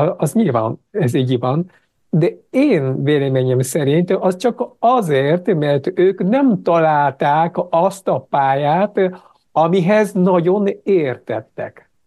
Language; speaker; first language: Hungarian; non-native, fluent; Japanese